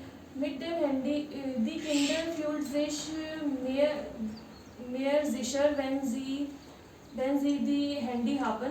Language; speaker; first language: German; non-native, learner; Hindi